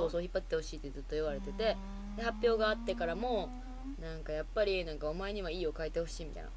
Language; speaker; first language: Japanese; native; Japanese